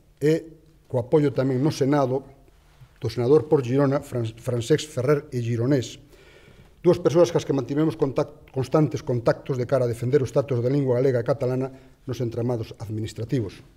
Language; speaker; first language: Galician; native; Galician